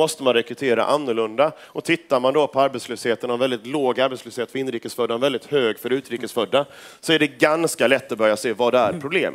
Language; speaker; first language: Swedish; native; Swedish